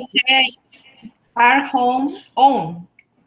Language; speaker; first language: English; non-native, learner; Spanish